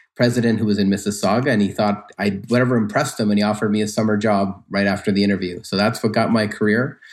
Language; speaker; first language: English; native; English